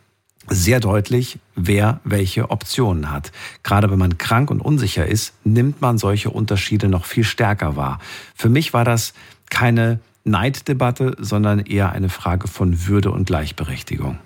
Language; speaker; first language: German; native; German